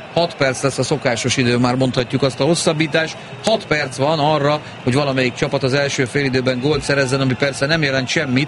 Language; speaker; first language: Hungarian; native; Hungarian